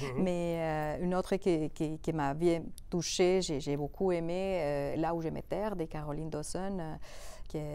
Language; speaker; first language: French; non-native, fluent; Spanish